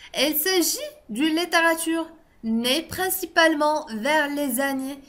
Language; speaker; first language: French; non-native, local second language; Arabic